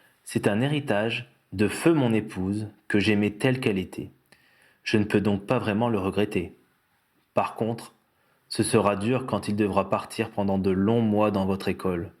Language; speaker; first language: French; native; French